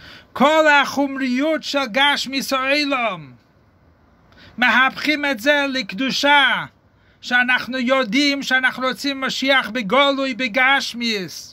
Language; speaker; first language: Hebrew; non-native, fluent; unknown